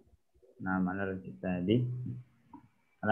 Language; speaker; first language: Indonesian; native; Indonesian